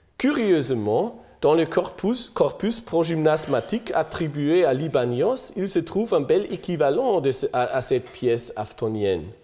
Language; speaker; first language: French; non-native, fluent; German